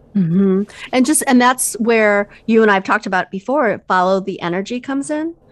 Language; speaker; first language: English; native; English